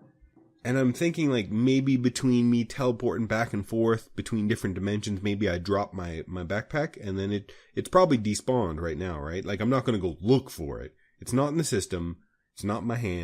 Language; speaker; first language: English; native; English